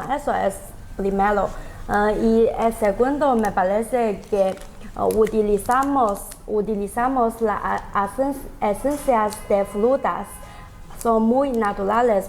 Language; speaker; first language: Spanish; non-native, learner; Chinese